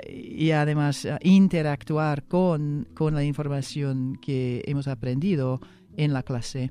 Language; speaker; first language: Spanish; non-native, fluent; English